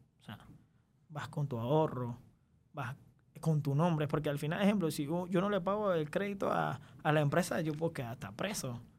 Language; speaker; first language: Spanish; early bilingual, other home language; Chinese